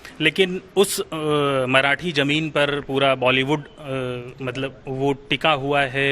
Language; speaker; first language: Hindi; native; Hindi